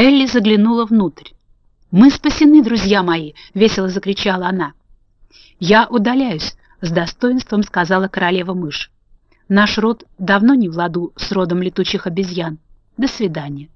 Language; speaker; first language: Russian; native; Russian